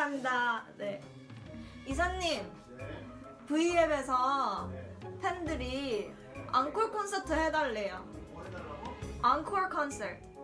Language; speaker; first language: Korean; early bilingual, heritage; Korean